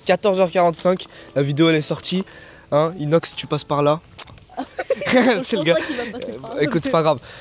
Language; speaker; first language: French; native; French